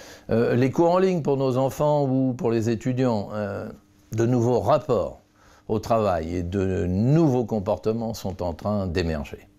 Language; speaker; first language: French; native; French